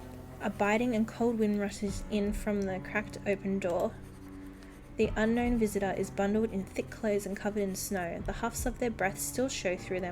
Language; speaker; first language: English; native; English